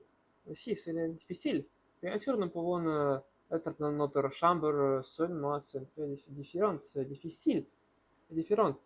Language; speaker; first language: French; non-native, learner; Russian